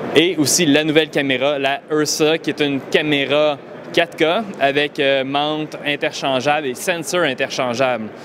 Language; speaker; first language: French; native; French